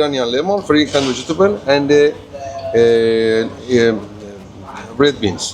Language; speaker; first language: English; non-native, learner; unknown